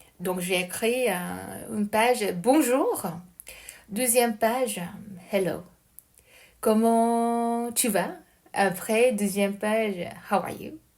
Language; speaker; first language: French; non-native, learner; Japanese